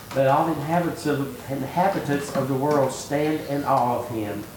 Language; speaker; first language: English; native; English